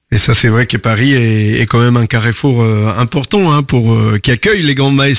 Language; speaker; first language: French; native; French